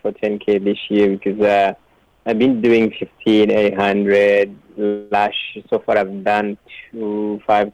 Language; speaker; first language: English; non-native, local second language; Kinyarwanda